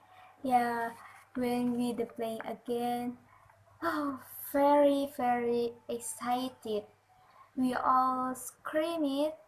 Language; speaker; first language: English; non-native, learner; Indonesian